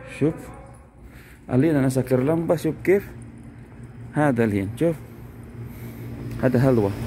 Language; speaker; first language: Arabic; non-native, learner; Filipino